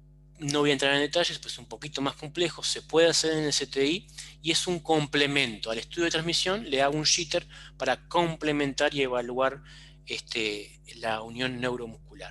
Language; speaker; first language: Spanish; native; Spanish